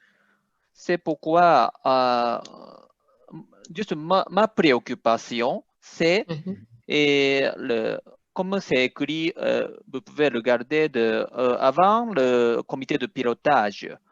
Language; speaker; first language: French; non-native, fluent; Japanese